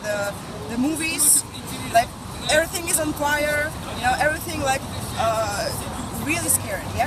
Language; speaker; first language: English; non-native, learner; Russian